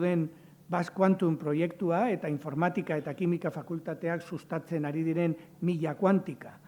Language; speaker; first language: Basque; native; Basque